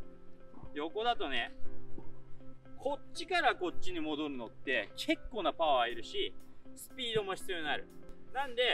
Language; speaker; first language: Japanese; native; Japanese